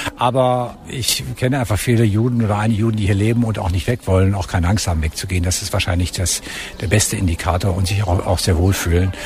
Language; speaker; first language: German; native; German